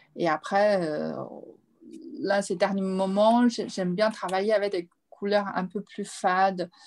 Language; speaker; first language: French; non-native, fluent; Chinese